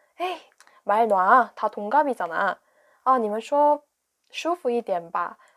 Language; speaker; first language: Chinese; non-native, fluent; Korean